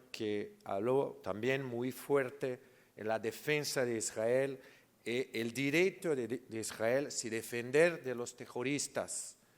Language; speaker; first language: Spanish; non-native, learner; Portuguese